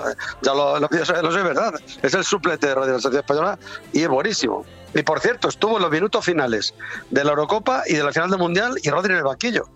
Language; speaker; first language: Spanish; native; Spanish